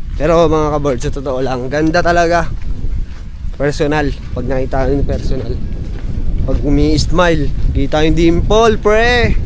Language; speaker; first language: Filipino; native; Filipino